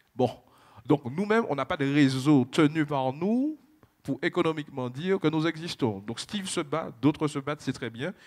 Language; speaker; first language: French; native; French